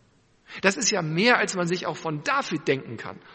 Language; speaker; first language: German; native; German